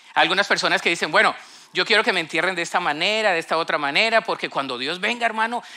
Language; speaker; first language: Spanish; native; Spanish